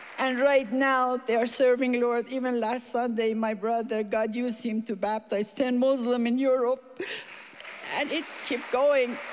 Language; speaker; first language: English; non-native, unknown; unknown